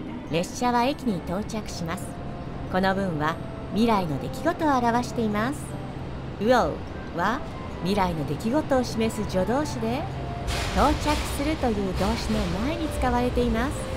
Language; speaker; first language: Japanese; native; Japanese